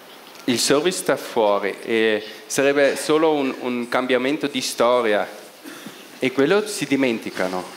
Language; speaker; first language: Italian; non-native, local second language; German